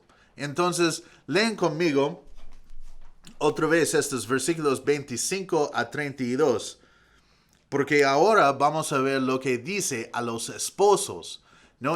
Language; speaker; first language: Spanish; non-native, fluent; English